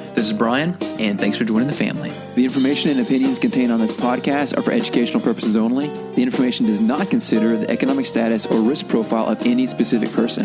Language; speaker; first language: English; native; English